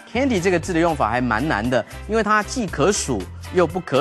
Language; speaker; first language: Chinese; native; Chinese